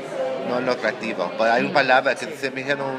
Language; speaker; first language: Spanish; non-native, learner; English